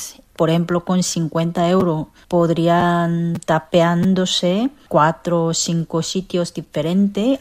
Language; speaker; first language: Spanish; non-native, learner; Korean